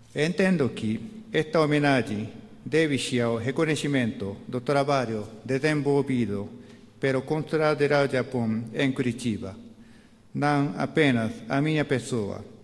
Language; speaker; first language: Portuguese; non-native, fluent; Japanese